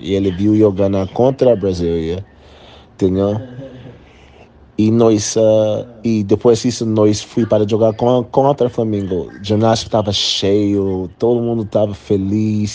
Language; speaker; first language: Portuguese; non-native, learner; English